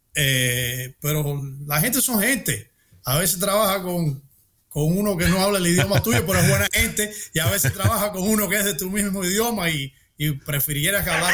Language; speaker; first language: Spanish; early bilingual, heritage; Spanish